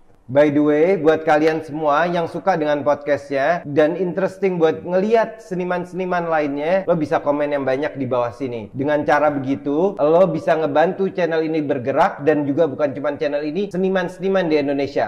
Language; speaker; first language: Indonesian; native; Indonesian